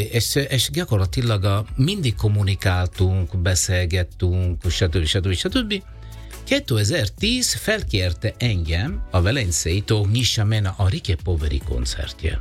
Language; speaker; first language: Hungarian; non-native, learner; Italian